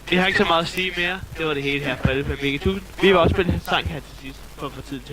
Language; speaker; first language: Danish; native; Danish